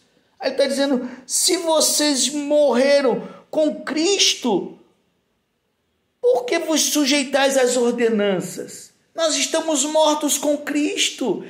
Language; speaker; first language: Portuguese; native; Portuguese